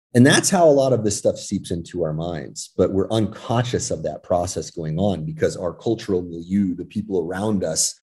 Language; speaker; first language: English; native; English